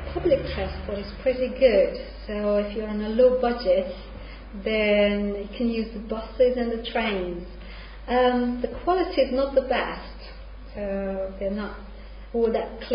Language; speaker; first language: English; non-native, fluent; Hungarian